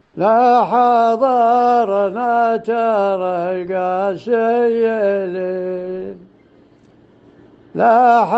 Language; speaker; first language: Arabic; native; Arabic